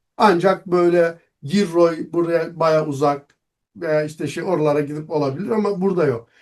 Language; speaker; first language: Turkish; non-native, local second language; Kurdish